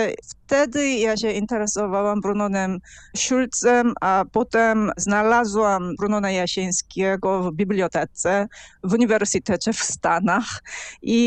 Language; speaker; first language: Polish; non-native, fluent; Korean